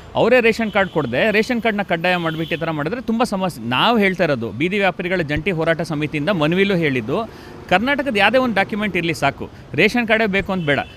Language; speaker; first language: Kannada; non-native, local second language; Telugu